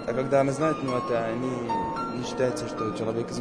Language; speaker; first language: Russian; non-native, fluent; Arabic